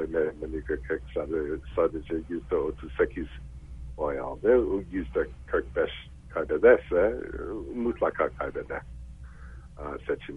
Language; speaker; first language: Turkish; non-native, fluent; English